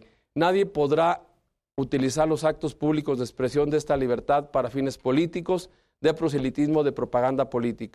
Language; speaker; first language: Spanish; native; Spanish